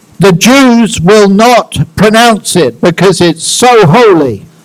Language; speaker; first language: English; native; English